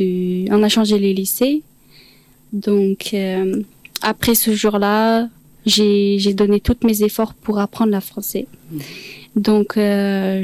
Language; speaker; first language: French; non-native, fluent; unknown